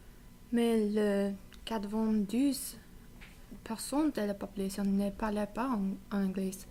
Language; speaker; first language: French; non-native, learner; English